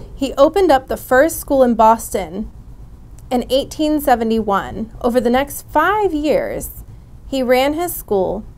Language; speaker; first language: English; native; English